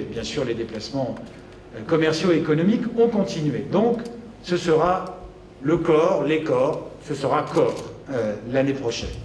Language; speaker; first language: French; native; French